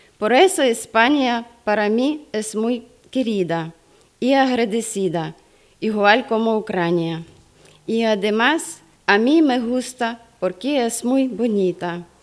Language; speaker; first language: Spanish; non-native, fluent; Ukrainian